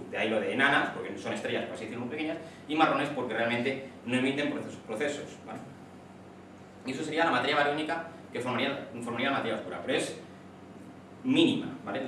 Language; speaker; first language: Spanish; native; Spanish